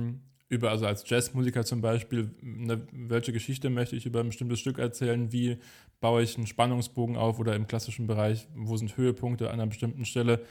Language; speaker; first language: German; native; German